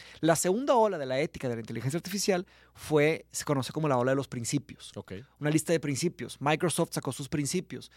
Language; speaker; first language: Spanish; early bilingual, other home language; Portuguese